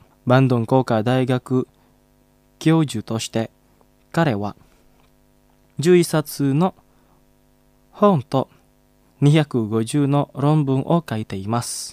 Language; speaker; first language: Japanese; non-native, fluent; Indonesian